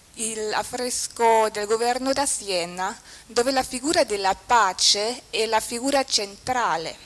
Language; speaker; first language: Italian; non-native, fluent; German